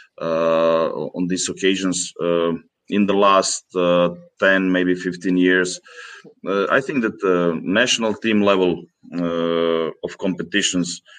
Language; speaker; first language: English; non-native, fluent; Greek